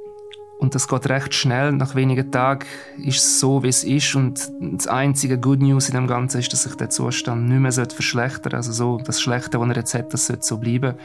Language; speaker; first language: German; native; German